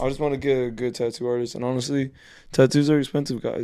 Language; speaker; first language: English; early bilingual, other home language; Spanish